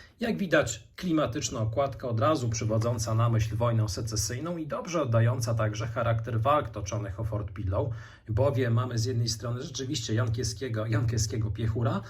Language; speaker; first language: Polish; native; Polish